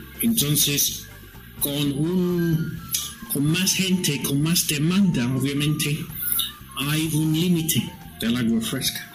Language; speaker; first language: Spanish; non-native, fluent; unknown